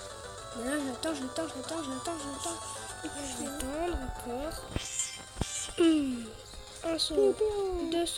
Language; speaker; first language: French; native; French